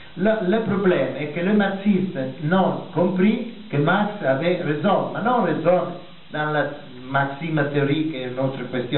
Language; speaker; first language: French; non-native, fluent; Italian